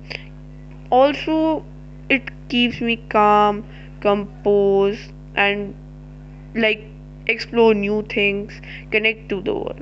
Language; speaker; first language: English; non-native, local second language; Hindi